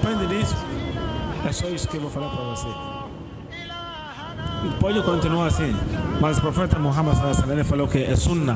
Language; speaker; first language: Portuguese; non-native, learner; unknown